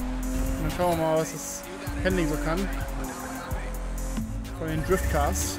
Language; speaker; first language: German; native; German